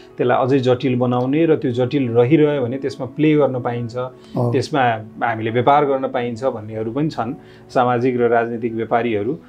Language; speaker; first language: Nepali; non-native, local second language; Maithili